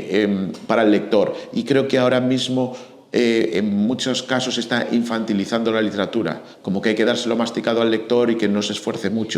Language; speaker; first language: Spanish; native; Spanish